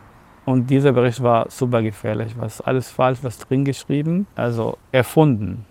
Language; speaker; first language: German; non-native, learner; Arabic